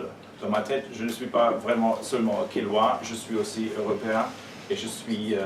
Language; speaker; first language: French; non-native, learner; German